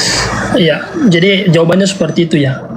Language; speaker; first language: Indonesian; native; Indonesian